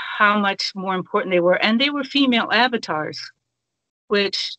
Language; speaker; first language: English; native; English